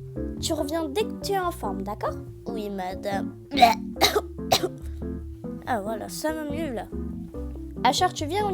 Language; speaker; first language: French; native; French